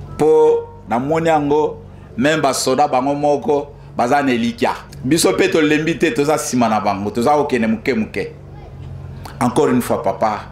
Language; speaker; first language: Lingala; non-native, local second language; Kongo